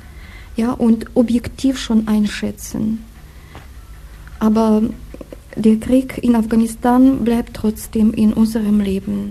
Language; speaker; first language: German; non-native, fluent; Russian